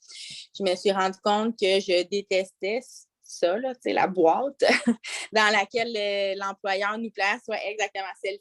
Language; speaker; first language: French; native; French